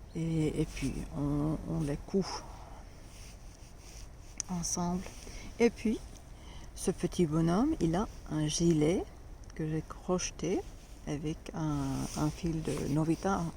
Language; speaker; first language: French; non-native, fluent; Finnish